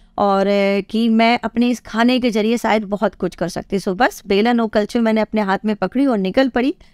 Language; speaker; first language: Hindi; native; Hindi